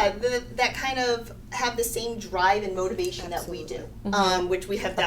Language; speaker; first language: English; native; English